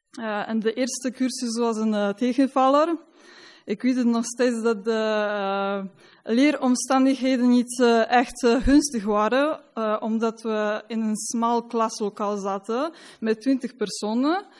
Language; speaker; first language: Dutch; non-native, fluent; Polish